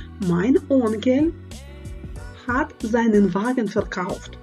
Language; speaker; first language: German; non-native, fluent; Ukrainian